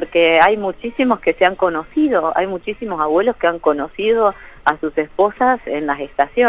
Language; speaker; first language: Spanish; native; Spanish